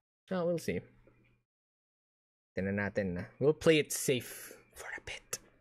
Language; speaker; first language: English; non-native, local second language; Filipino